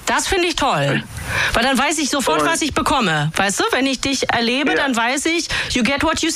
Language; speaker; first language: German; native; German